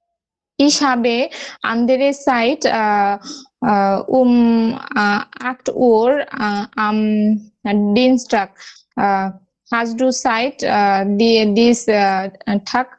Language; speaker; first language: German; non-native, learner; Bangla